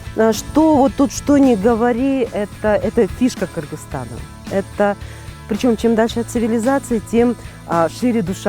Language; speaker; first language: Russian; native; Russian